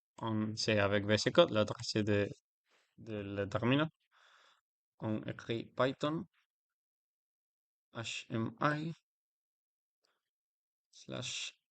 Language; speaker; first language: French; non-native, learner; Spanish